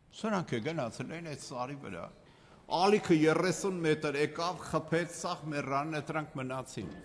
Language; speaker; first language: Armenian; native; Armenian